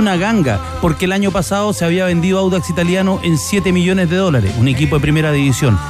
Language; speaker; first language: Spanish; native; Spanish